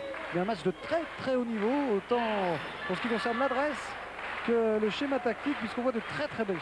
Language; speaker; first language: French; native; French